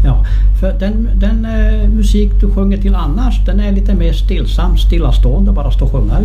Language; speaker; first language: Swedish; native; Swedish